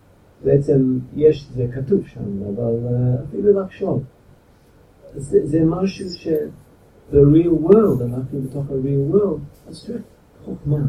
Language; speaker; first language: Hebrew; non-native, fluent; English